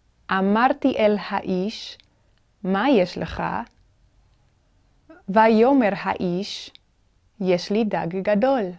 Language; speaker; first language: Hebrew; non-native, fluent; English